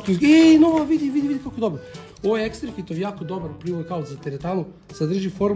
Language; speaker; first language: Croatian; native; Croatian